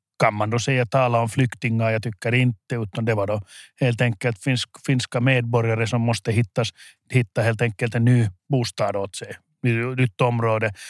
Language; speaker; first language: Swedish; native; Swedish